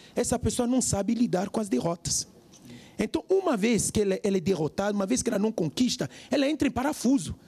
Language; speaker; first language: Portuguese; non-native, fluent; French